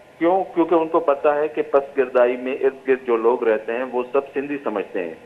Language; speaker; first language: Urdu; non-native, local second language; Sindhi